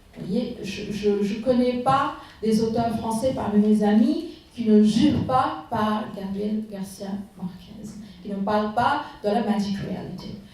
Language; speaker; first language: French; non-native, fluent; Bangla